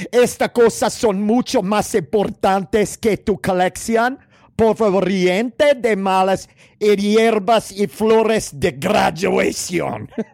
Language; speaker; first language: Spanish; non-native, learner; English